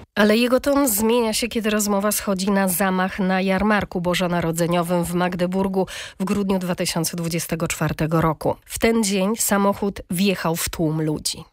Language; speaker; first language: Polish; non-native, fluent; Georgian